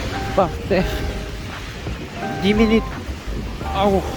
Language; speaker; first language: French; non-native, learner; Korean